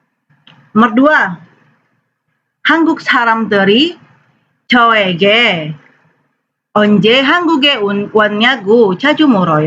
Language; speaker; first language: Korean; non-native, fluent; Indonesian